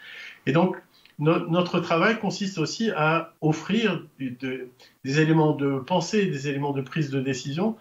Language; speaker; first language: French; native; French